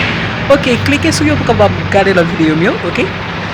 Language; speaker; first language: French; non-native, learner; Haitian Creole